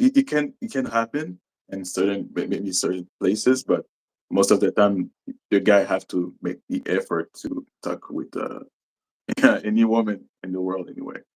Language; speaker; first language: English; non-native, local second language; French